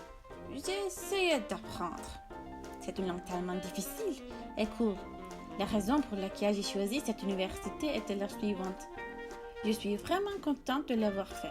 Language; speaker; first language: French; non-native, learner; Turkish